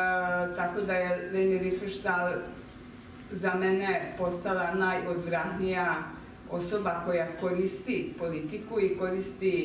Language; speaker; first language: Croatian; non-native, local second language; Hungarian